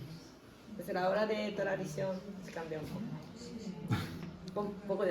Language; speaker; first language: Spanish; non-native, fluent; Japanese